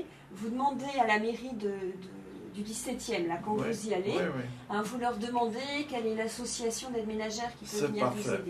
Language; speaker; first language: French; native; French